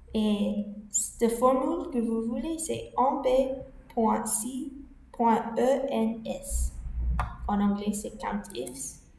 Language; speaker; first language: French; non-native, learner; English